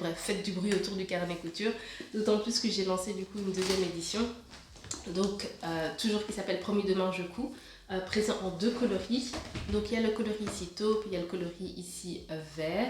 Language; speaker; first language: French; native; French